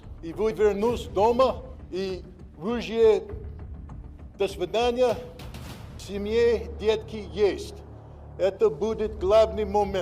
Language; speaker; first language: Russian; non-native, learner; English